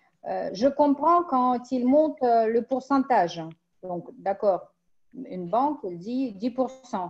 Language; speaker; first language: French; non-native, fluent; Russian